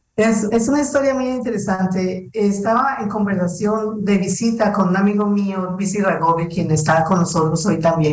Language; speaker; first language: Spanish; native; Spanish